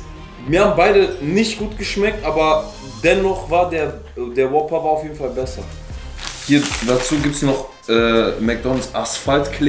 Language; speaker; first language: German; native; German